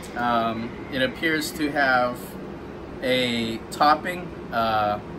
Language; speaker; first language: English; native; English